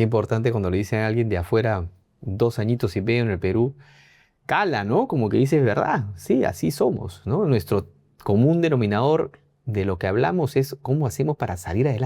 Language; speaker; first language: Spanish; native; Spanish